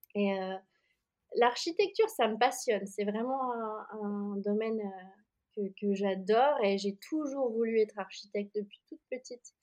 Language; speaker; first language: French; native; French